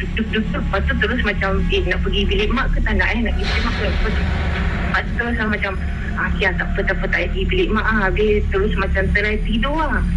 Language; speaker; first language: Malay; native; Malay